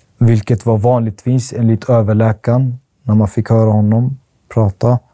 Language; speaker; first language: Swedish; early bilingual, other home language; Arabic